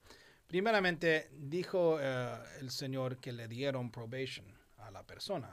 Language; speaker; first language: Spanish; non-native, fluent; English